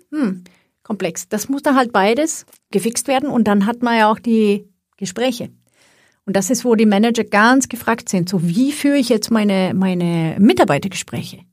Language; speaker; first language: German; non-native, fluent; Swedish